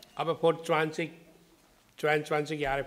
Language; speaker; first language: German; non-native, fluent; Hindi